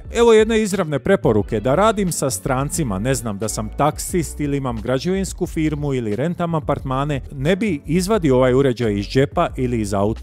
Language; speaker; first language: Croatian; native; Croatian